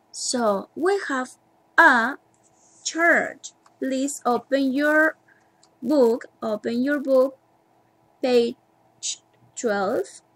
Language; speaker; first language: English; non-native, learner; Spanish